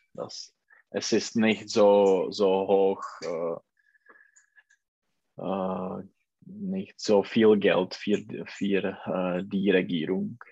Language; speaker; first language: German; non-native, learner; Czech